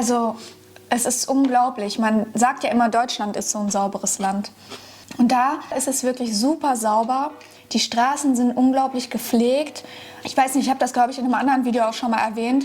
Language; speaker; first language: German; native; German